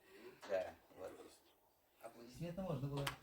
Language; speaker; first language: Russian; native; Russian